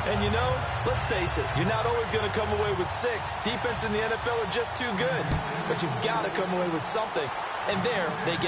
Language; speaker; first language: English; native; English